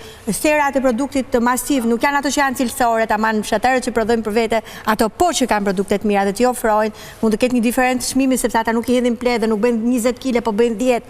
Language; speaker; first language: Albanian; native; Albanian